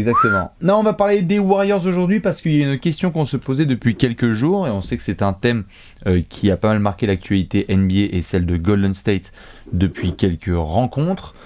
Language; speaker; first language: French; native; French